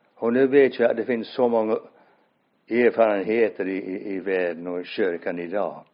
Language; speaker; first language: Swedish; non-native, fluent; English